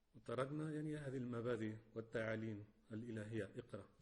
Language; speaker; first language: Arabic; non-native, fluent; Spanish